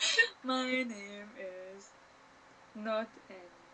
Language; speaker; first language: English; non-native, learner; German